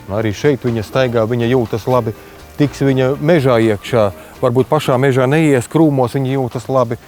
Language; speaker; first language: Latvian; native; Latvian